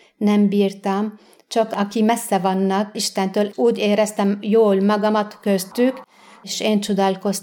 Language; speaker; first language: Hungarian; non-native, learner; Arabic